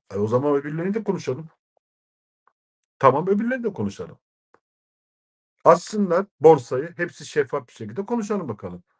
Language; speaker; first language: Turkish; native; Turkish